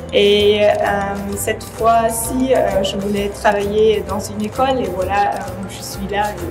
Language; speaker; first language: French; non-native, fluent; German